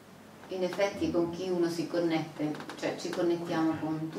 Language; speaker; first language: Italian; native; Italian